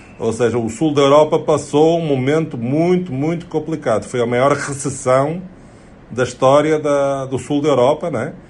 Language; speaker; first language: Portuguese; native; Portuguese